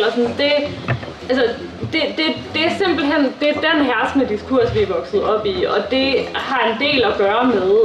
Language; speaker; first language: Danish; native; Danish